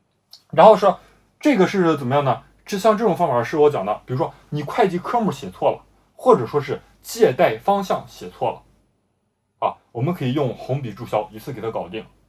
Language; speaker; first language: Chinese; native; Chinese